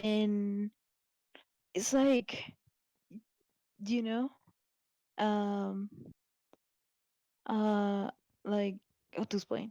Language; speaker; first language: English; non-native, learner; Spanish